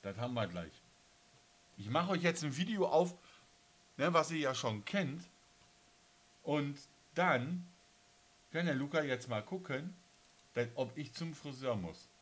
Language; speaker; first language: German; native; German